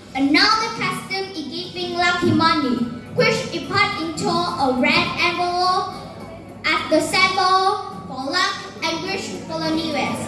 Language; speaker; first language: English; non-native, fluent; Vietnamese